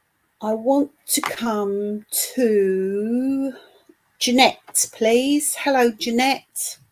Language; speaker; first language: English; native; English